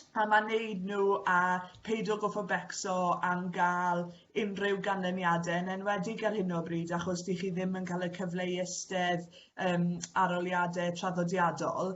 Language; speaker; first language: Welsh; native; Welsh